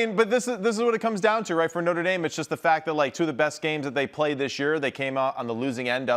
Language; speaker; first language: English; native; English